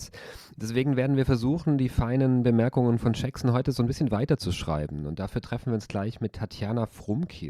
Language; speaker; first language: German; native; German